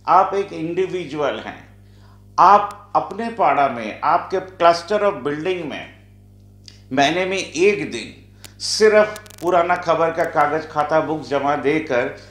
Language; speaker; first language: Hindi; non-native, local second language; Bangla